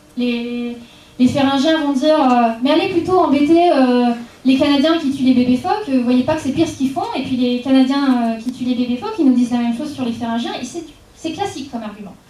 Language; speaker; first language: French; native; French